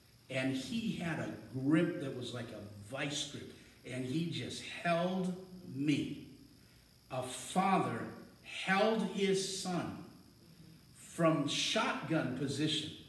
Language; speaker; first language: English; native; English